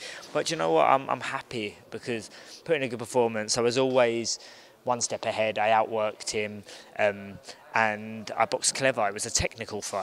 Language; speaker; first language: English; native; English